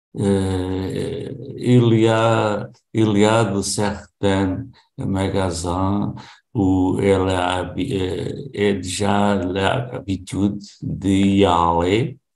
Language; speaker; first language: French; non-native, learner; Portuguese